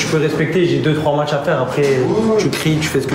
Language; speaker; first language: French; native; French